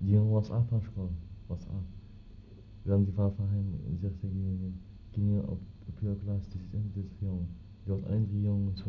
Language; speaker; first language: Dutch; non-native, learner; Arabic